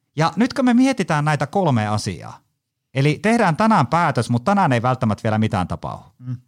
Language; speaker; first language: Finnish; native; Finnish